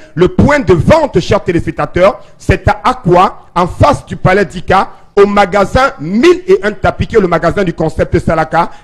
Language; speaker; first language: French; non-native, local second language; Duala